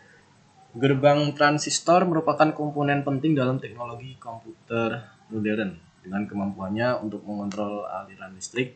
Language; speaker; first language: Indonesian; native; Indonesian